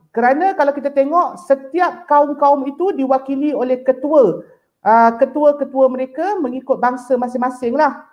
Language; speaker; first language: Malay; native; Malay